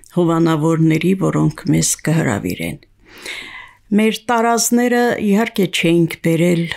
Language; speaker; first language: Armenian; native; Armenian